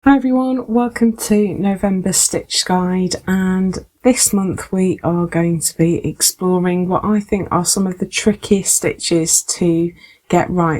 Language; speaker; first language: English; native; English